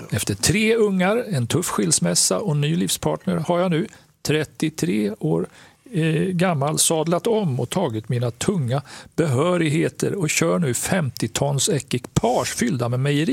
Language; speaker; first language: Swedish; native; Swedish